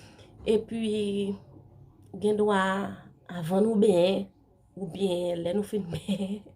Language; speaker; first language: French; non-native, learner; Haitian Creole